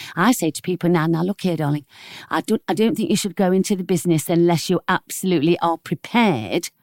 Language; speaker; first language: English; native; English